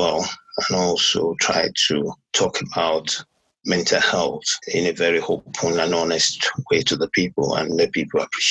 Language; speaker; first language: English; non-native, local second language; Yoruba